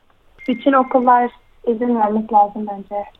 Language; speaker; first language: Turkish; early bilingual, heritage; Turkish